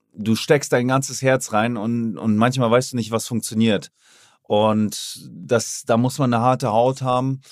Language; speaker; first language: German; native; German